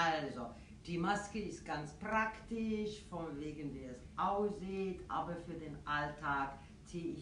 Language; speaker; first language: German; non-native, fluent; Afrikaans